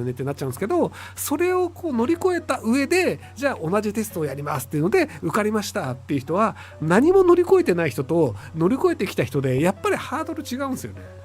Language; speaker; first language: Japanese; native; Japanese